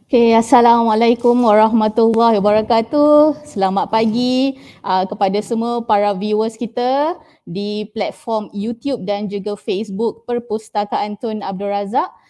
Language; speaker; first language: Malay; native; Malay